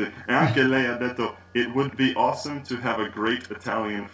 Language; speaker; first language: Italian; non-native, learner; English